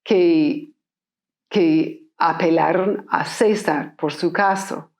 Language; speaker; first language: Spanish; non-native, fluent; English